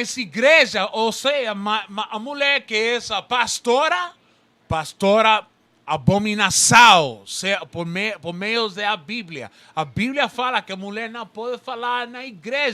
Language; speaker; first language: Portuguese; non-native, learner; Spanish